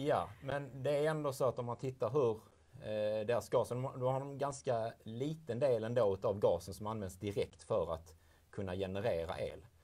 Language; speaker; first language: Swedish; native; Swedish